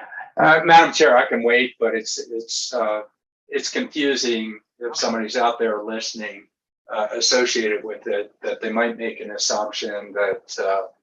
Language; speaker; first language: English; native; English